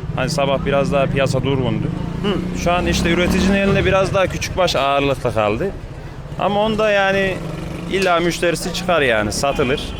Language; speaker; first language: Turkish; native; Turkish